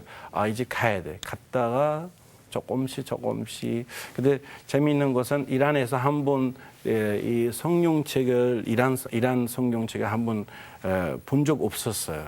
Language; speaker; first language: Korean; non-native, fluent; Persian